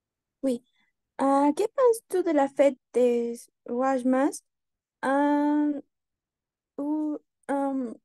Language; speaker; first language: French; non-native, learner; Spanish